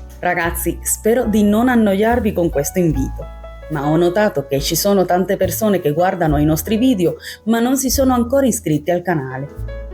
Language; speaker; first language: Italian; non-native, fluent; Spanish